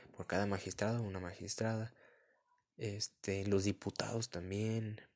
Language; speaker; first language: Spanish; early bilingual, heritage; Spanish